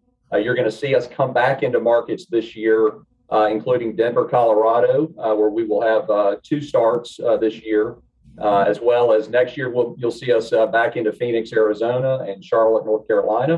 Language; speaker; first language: English; native; English